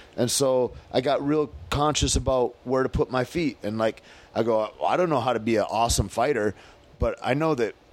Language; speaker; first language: English; native; English